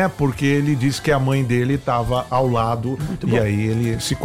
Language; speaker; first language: Portuguese; native; Portuguese